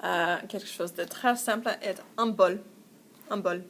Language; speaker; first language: French; non-native, fluent; English